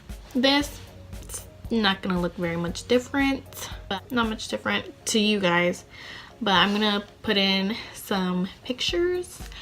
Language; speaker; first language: English; native; English